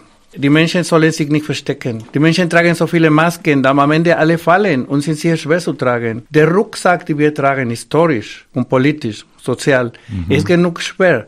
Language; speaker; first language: German; non-native, fluent; Spanish